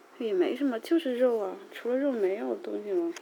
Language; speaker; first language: Chinese; native; Chinese